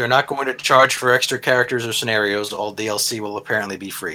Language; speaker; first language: English; native; English